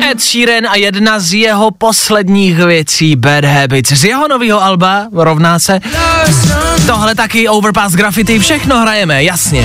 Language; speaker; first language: Czech; native; Czech